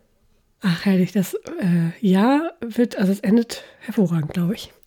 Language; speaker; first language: German; native; German